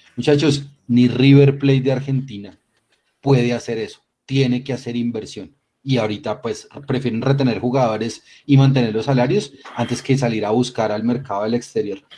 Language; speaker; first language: Spanish; native; Spanish